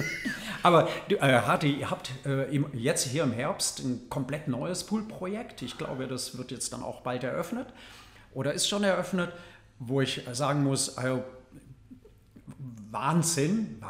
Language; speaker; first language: German; native; German